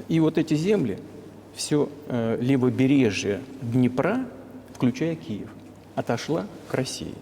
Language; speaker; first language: Russian; native; Russian